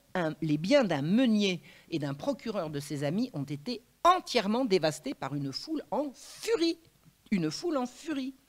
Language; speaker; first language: French; native; French